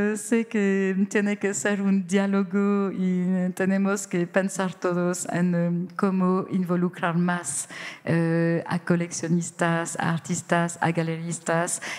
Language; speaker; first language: Spanish; non-native, fluent; French